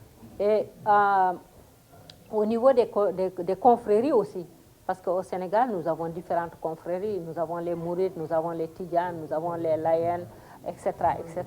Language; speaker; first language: French; non-native, local second language; Fula